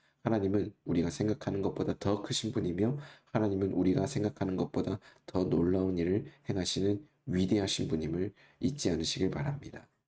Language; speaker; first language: Korean; native; Korean